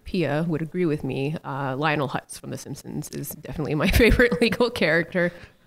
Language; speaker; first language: English; native; English